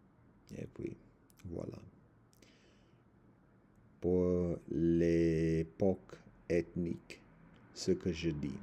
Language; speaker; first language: French; non-native, learner; English